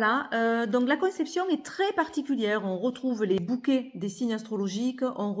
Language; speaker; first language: French; native; French